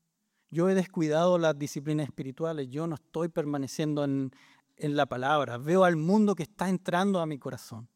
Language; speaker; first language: Spanish; native; Spanish